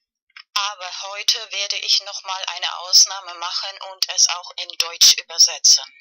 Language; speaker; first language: German; non-native, fluent; Spanish